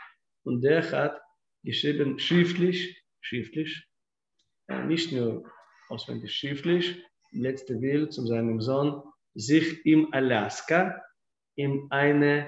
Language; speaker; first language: German; non-native, fluent; Russian